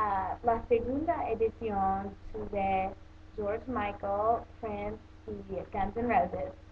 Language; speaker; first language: Spanish; non-native, learner; English